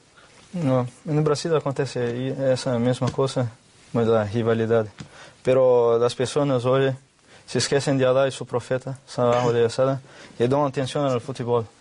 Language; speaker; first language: Spanish; non-native, learner; Portuguese